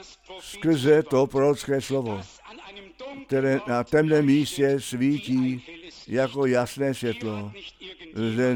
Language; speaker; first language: Czech; non-native, fluent; German